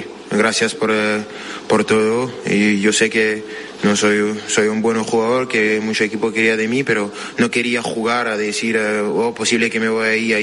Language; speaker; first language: Spanish; non-native, fluent; French